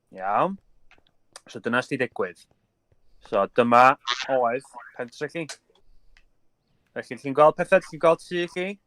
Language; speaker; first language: Welsh; native; Welsh